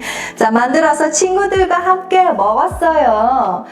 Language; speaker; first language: Korean; non-native, fluent; Mongolian